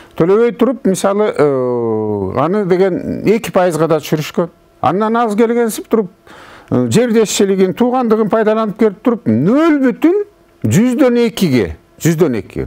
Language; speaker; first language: Kyrgyz; native; Kyrgyz